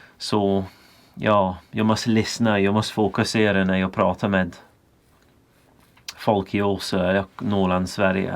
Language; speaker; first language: Swedish; non-native, learner; English